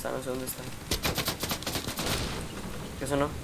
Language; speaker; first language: Spanish; native; Spanish